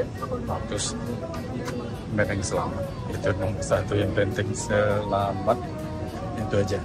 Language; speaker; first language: Indonesian; native; Indonesian